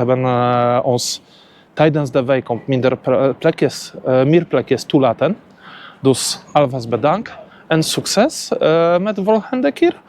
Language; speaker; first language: Dutch; non-native, learner; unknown